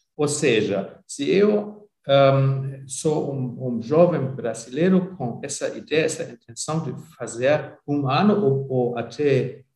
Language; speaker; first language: Portuguese; non-native, fluent; German